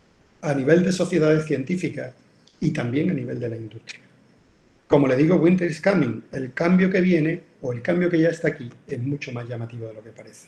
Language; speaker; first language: Spanish; native; Spanish